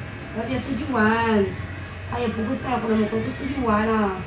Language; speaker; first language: Chinese; native; Chinese